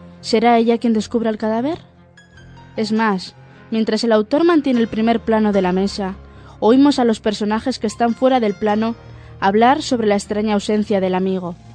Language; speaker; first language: Spanish; native; Spanish